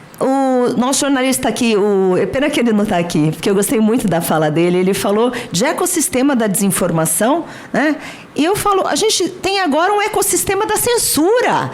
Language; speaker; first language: Portuguese; native; Portuguese